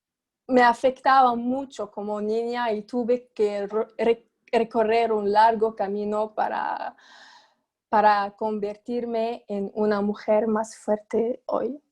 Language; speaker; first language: Spanish; non-native, fluent; Arabic